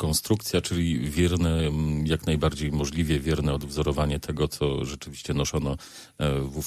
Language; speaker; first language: Polish; native; Polish